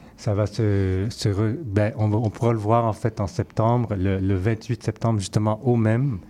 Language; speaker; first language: French; non-native, fluent; English